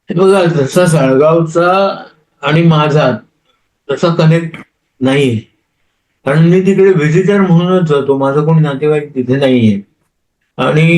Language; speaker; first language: Marathi; non-native, local second language; Konkani